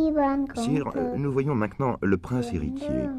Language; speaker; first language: French; native; French